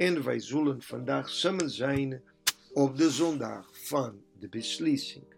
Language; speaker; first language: Dutch; non-native, learner; Portuguese